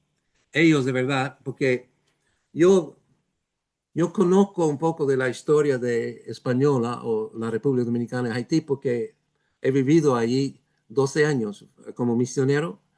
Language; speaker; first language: Spanish; non-native, fluent; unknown